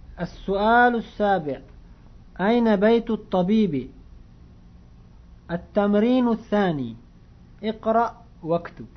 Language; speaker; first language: Arabic; non-native, fluent; Uzbek